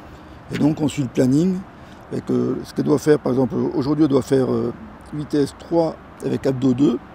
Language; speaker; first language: French; native; French